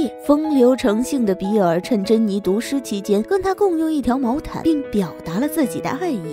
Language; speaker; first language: Chinese; native; Chinese